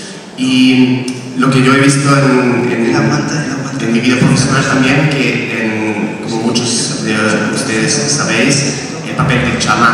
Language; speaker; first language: Spanish; non-native, fluent; German